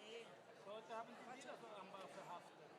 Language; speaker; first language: German; non-native, learner; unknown